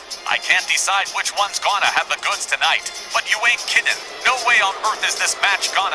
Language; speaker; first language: English; native; English